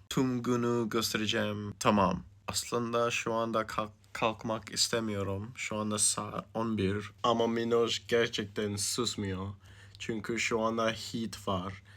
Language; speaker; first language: Turkish; early bilingual, heritage; Turkish